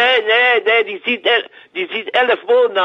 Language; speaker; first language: German; non-native, learner; French